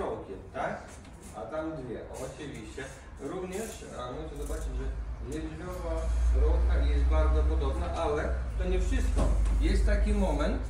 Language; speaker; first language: Polish; non-native, fluent; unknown